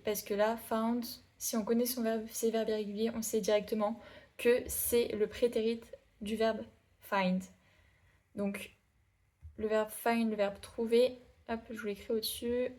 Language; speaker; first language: French; native; French